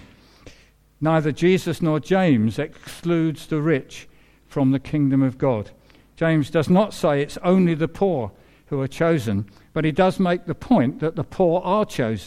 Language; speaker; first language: English; native; English